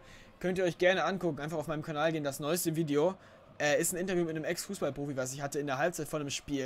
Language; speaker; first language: German; native; German